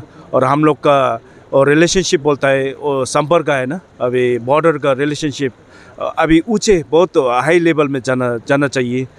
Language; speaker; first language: Hindi; non-native, learner; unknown